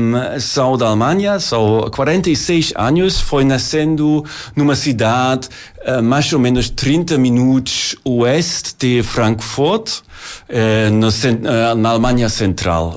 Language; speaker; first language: Portuguese; non-native, learner; German